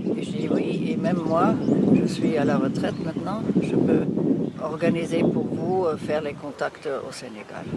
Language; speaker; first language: French; non-native, fluent; German